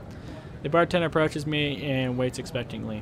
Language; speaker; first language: English; native; English